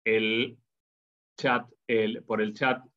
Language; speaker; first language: Spanish; native; Spanish